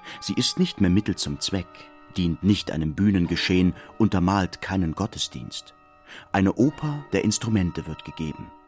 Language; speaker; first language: German; native; German